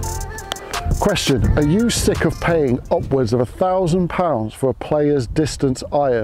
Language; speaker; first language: English; native; English